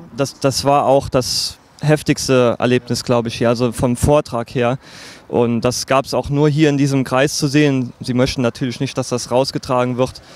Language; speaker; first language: German; native; German